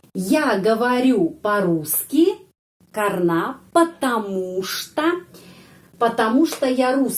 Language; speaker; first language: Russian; non-native, fluent; Indonesian